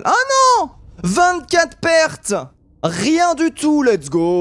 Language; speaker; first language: French; native; French